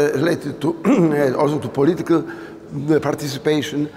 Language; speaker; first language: English; non-native, fluent; Polish